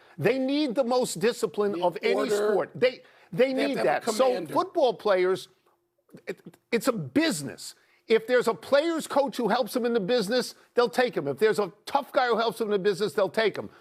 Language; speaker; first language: English; native; English